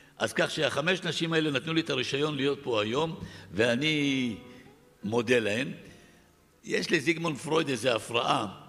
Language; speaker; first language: Hebrew; early bilingual, other home language; Arabic